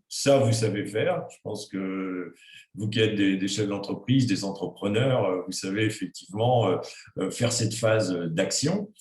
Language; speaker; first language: French; native; French